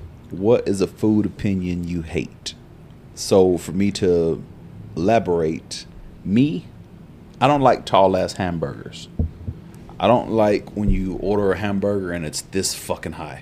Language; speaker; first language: English; early bilingual, other home language; Spanish